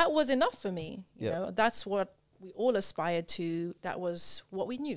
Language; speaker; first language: English; native; English